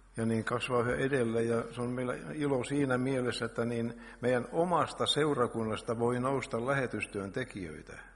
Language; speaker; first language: Finnish; native; Finnish